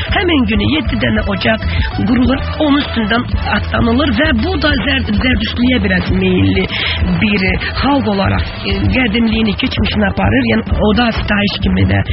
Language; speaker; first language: Azerbaijani; non-native, local second language; Talysh